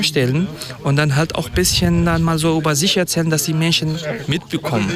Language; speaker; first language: German; non-native, fluent; Kurdish